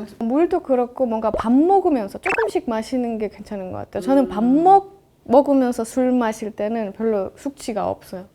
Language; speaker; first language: Korean; non-native, fluent; Estonian